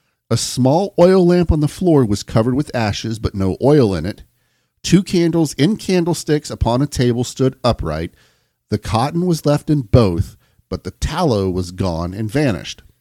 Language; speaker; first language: English; native; English